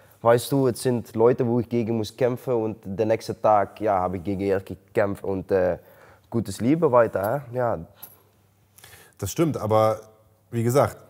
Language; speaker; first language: German; non-native, learner; Dutch